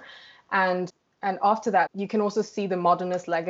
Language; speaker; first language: English; non-native, local second language; Cantonese